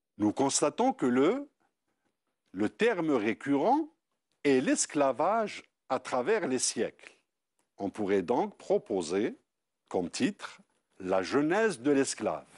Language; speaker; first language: French; non-native, local second language; Arabic